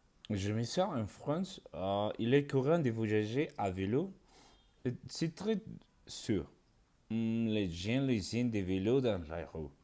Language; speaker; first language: French; non-native, learner; Spanish